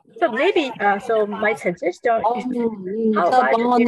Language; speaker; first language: English; non-native, learner; Japanese